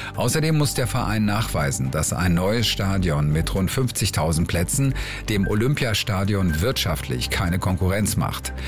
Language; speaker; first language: German; native; German